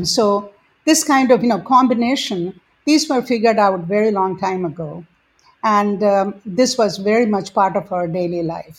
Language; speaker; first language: English; non-native, local second language; Malayalam